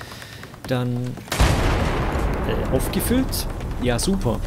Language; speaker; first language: German; native; German